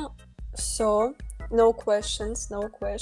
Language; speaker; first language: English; non-native, learner; Russian